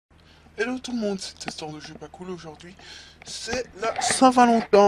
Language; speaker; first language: French; native; French